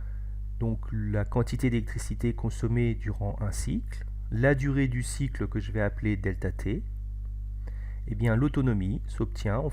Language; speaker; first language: French; native; French